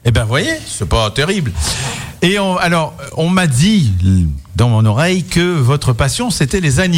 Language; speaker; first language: French; native; French